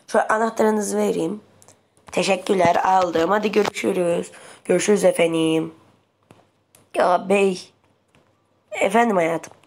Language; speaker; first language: Turkish; native; Turkish